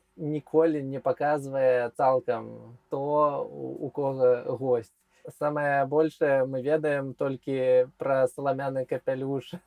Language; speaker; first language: Belarusian; non-native, local second language; Russian